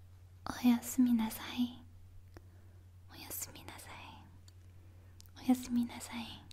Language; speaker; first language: Japanese; non-native, learner; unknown